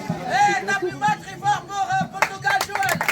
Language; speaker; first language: French; non-native, local second language; Arabic